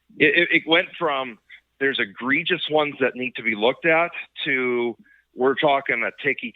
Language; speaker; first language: English; native; English